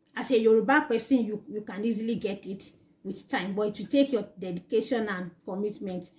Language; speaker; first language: English; non-native, local second language; Yoruba